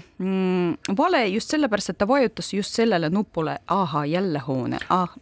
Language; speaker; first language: Estonian; non-native, local second language; Russian